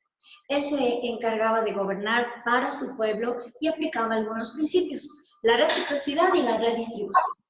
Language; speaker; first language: Spanish; native; Spanish